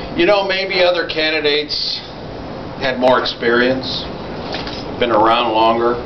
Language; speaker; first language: English; early bilingual, other home language; Spanish